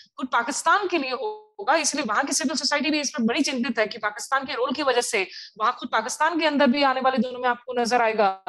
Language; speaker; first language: Hindi; native; Hindi